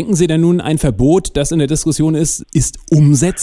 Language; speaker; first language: German; native; German